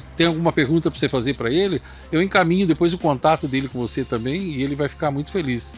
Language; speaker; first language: Portuguese; native; Portuguese